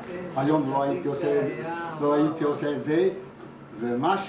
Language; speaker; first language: Hebrew; non-native, fluent; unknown